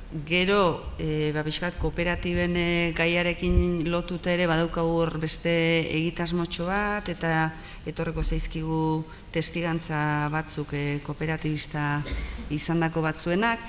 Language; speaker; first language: Basque; native; Basque